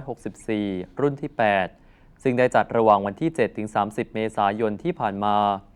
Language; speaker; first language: Thai; native; Thai